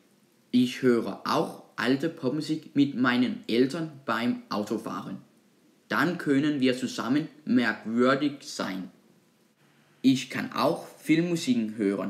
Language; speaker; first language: German; non-native, learner; Danish